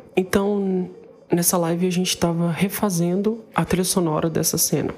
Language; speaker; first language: Portuguese; native; Portuguese